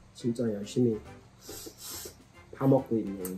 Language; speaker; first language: Vietnamese; non-native, learner; Korean